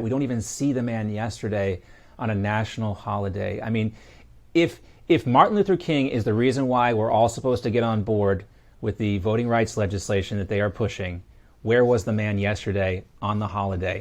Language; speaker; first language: English; native; English